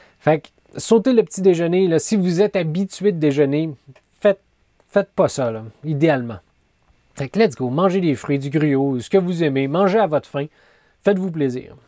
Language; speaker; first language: French; native; French